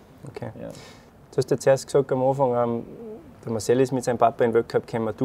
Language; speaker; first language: German; native; German